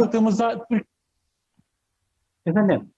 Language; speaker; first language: Turkish; non-native, fluent; Japanese